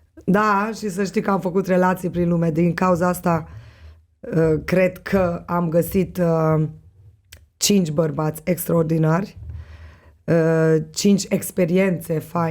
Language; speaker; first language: Romanian; non-native, local second language; Hungarian